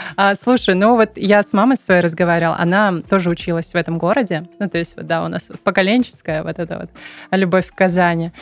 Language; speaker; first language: Russian; non-native, local second language; Tatar